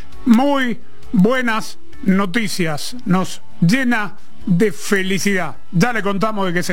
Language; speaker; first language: Spanish; native; Spanish